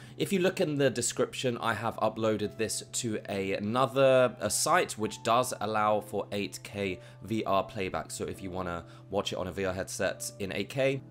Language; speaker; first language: English; native; English